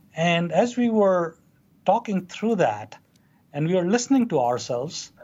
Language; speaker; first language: English; non-native, local second language; Hindi